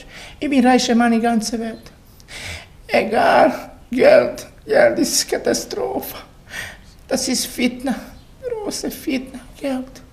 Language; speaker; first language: German; non-native, learner; Bosnian